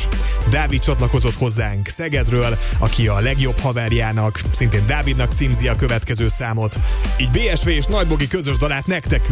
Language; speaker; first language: Hungarian; native; Hungarian